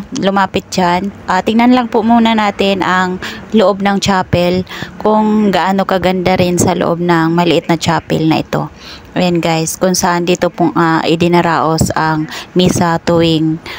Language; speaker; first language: Filipino; non-native, local second language; Bikol